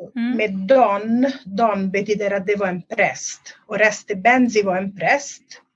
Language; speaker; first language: Swedish; non-native, fluent; Italian